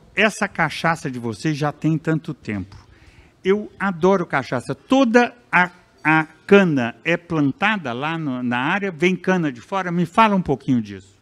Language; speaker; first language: Portuguese; native; Portuguese